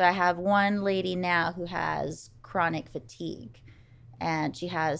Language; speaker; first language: English; native; English